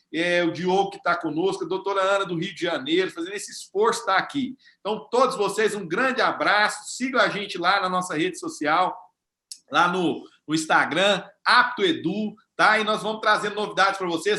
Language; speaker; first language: Portuguese; native; Portuguese